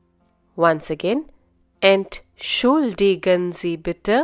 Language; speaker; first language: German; non-native, fluent; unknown